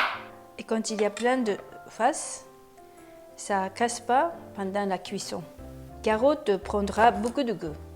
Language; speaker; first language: French; non-native, fluent; Japanese